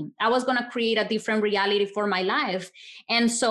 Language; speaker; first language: English; non-native, fluent; Spanish